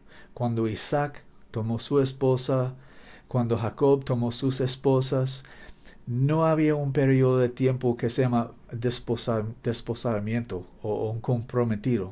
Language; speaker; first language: Spanish; non-native, learner; English